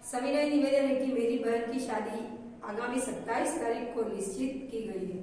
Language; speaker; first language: Hindi; non-native, local second language; Gujarati